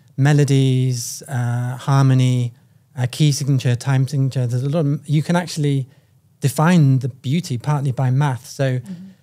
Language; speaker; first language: English; native; English